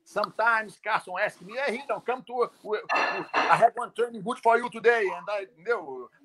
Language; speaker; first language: English; non-native, learner; Portuguese